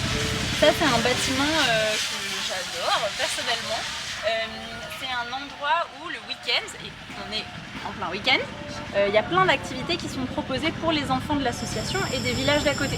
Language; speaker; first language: French; native; French